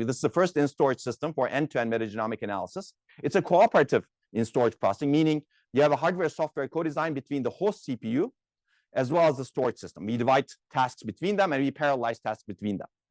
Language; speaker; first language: English; non-native, fluent; Turkish